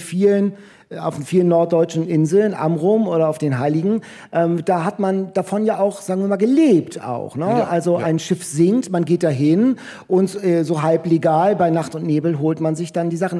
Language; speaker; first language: German; native; German